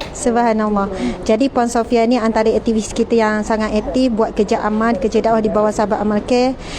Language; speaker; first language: Malay; native; Malay